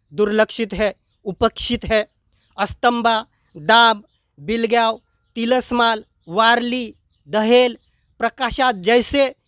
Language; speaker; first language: Hindi; non-native, local second language; Marathi